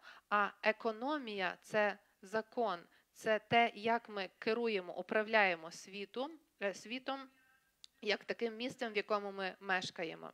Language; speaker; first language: Ukrainian; native; Ukrainian